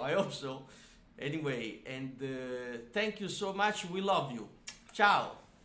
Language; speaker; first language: English; non-native, fluent; Italian